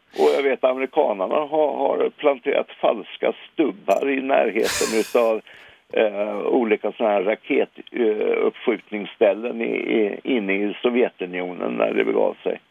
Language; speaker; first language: Swedish; native; Swedish